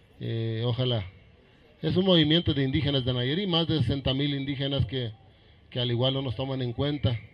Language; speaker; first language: Spanish; non-native, local second language; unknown